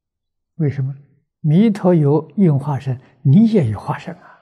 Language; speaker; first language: Chinese; native; Chinese